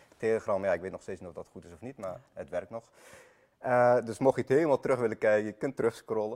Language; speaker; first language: Dutch; early bilingual, other home language; Armenian